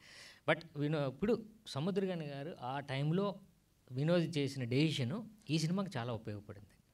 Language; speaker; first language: Telugu; native; Telugu